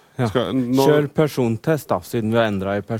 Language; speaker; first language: Norwegian; native; Norwegian